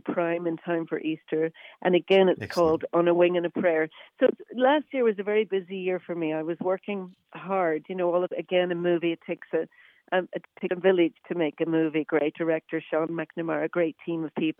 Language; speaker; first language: English; native; English